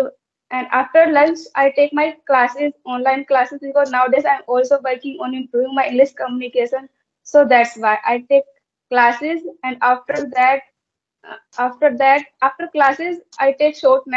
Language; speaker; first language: English; non-native, learner; Hindi